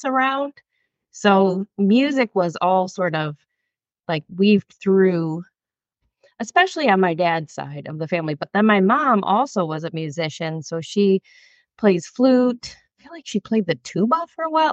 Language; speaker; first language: English; native; English